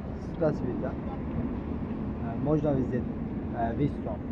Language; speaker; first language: Russian; non-native, learner; Turkish